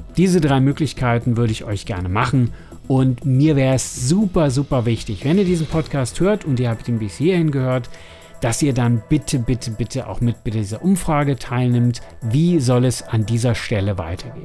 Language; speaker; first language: German; native; German